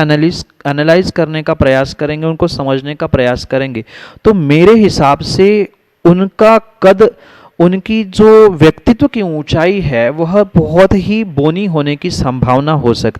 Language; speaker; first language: Hindi; native; Hindi